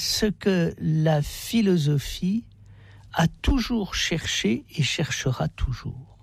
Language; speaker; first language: French; native; French